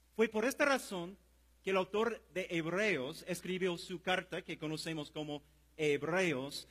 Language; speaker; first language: Spanish; non-native, fluent; English